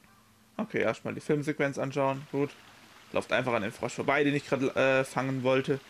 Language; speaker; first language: German; native; German